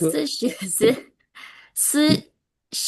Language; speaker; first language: Chinese; non-native, learner; Burmese